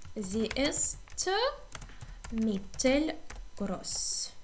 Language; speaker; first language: German; non-native, fluent; Ukrainian